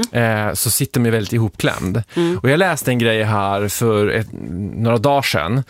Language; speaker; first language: Swedish; native; Swedish